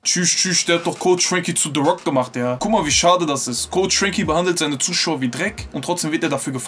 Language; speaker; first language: German; native; German